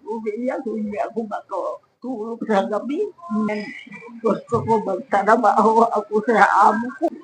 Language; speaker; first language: Filipino; non-native, local second language; Pangasinan